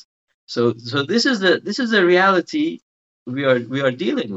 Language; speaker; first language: English; non-native, fluent; Persian